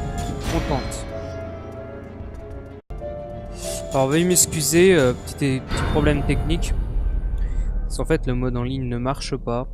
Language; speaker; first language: French; native; French